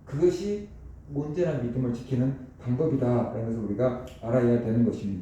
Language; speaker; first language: Korean; native; Korean